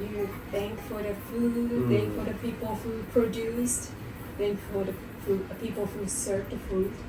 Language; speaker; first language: English; non-native, learner; Japanese